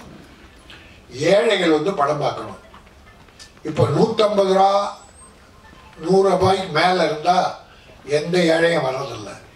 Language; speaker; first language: Tamil; native; Tamil